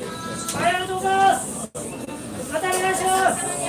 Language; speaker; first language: Japanese; native; Japanese